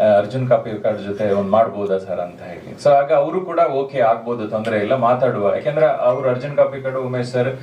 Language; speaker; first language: Kannada; non-native, local second language; Tulu